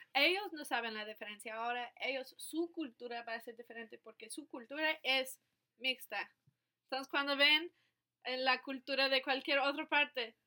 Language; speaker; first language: Spanish; non-native, fluent; English